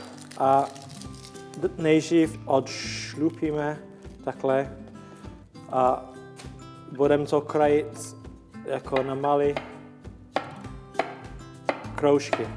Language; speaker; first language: Czech; non-native, learner; English